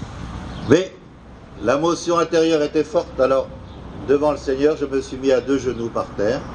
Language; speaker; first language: French; native; French